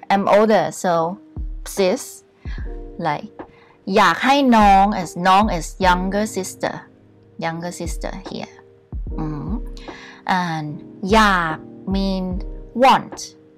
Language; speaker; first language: English; non-native, fluent; Thai